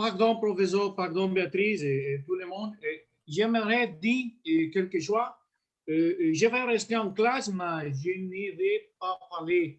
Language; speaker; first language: French; non-native, learner; Spanish